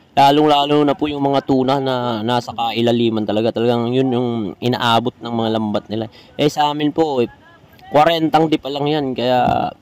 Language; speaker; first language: Filipino; non-native, local second language; Bikol